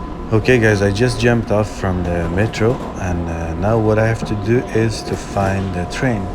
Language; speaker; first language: English; non-native, fluent; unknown